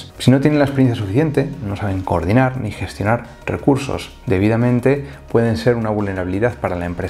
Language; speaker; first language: Spanish; native; Spanish